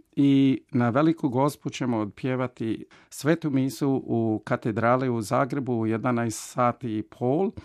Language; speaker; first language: Croatian; early bilingual, heritage; Croatian